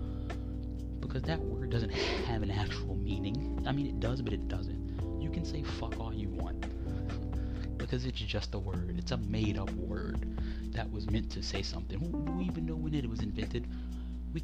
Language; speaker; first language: English; native; English